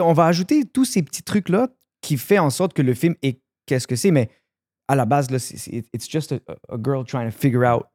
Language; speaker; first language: French; native; French